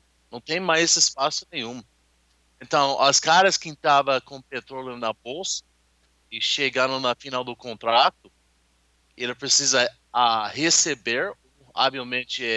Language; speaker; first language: Portuguese; non-native, learner; English